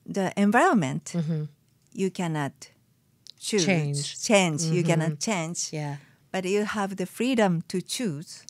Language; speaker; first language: English; non-native, fluent; Japanese